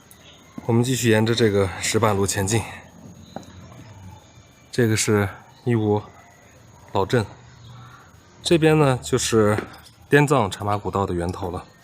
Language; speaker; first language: Chinese; native; Chinese